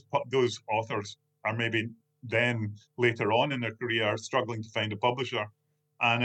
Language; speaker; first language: English; native; English